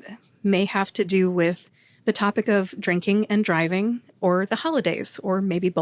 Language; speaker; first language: English; native; English